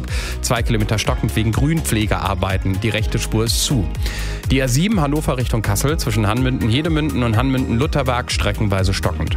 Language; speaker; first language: German; native; German